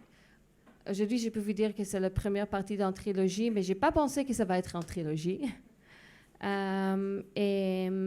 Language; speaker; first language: French; non-native, fluent; Hebrew